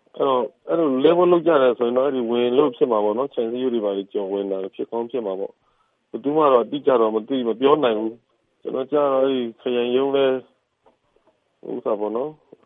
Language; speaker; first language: Burmese; native; Burmese